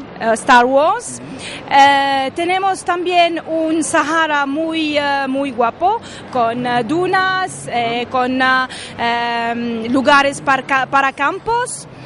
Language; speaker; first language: Spanish; non-native, local second language; Arabic